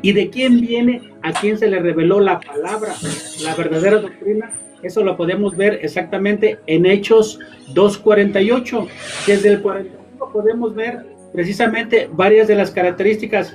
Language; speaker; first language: Spanish; native; Spanish